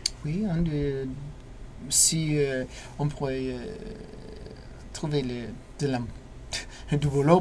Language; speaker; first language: French; non-native, learner; English